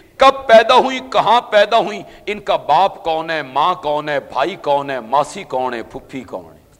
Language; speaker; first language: Urdu; non-native, local second language; Punjabi